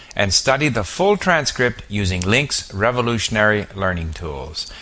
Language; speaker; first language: English; native; English